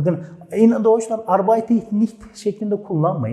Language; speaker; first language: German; non-native, fluent; Turkish